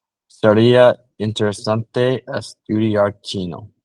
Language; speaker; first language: Spanish; non-native, learner; English